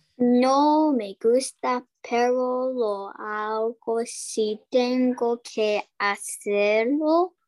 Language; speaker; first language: Spanish; non-native, learner; English